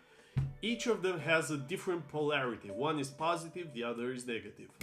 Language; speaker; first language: English; non-native, fluent; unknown